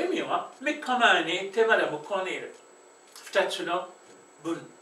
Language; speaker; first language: Japanese; non-native, fluent; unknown